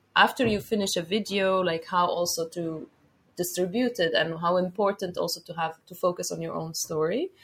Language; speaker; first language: English; non-native, fluent; Arabic